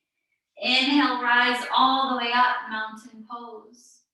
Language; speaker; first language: English; native; English